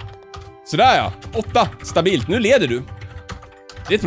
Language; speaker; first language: Swedish; native; Swedish